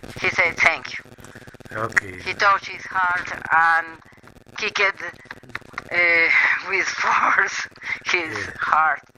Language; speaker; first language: English; non-native, learner; Spanish